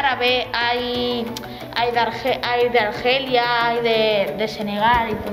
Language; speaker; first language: Spanish; native; Spanish